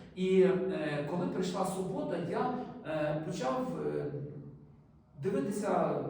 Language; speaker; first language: Ukrainian; native; Ukrainian